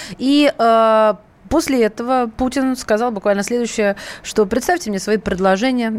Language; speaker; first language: Russian; native; Russian